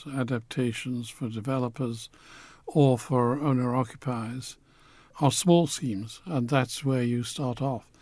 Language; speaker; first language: English; native; English